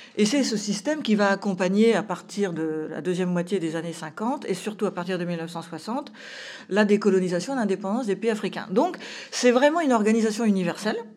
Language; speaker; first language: French; native; French